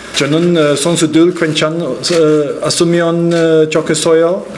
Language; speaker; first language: Korean; non-native, learner; English